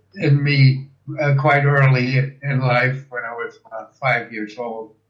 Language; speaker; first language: English; early bilingual, other home language; German